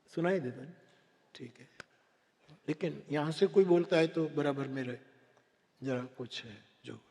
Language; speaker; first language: Hindi; non-native, local second language; Gujarati